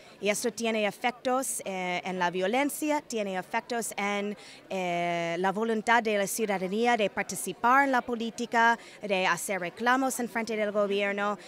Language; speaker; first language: Spanish; non-native, fluent; English